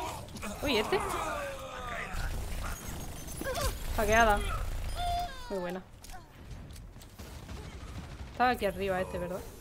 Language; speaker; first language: Spanish; native; Spanish